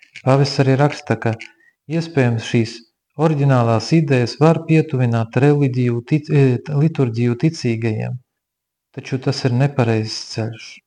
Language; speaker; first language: Latvian; native; Latvian